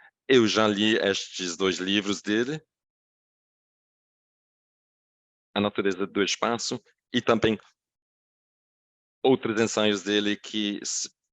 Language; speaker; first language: Portuguese; non-native, fluent; English